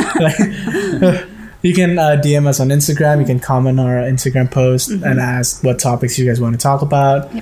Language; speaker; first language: English; non-native, fluent; Swedish